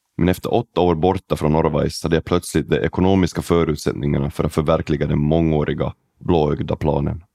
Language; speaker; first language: Swedish; native; Swedish